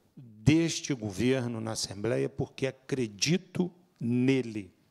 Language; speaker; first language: Portuguese; native; Portuguese